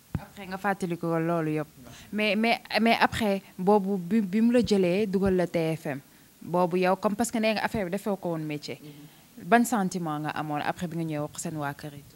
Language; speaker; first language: Wolof; native; Wolof